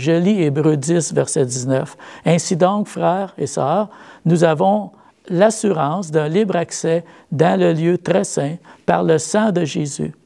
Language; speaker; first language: French; native; French